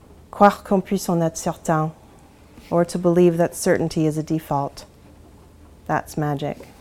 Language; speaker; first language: French; non-native, fluent; English